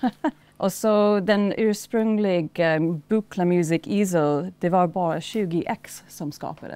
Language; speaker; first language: Swedish; non-native, fluent; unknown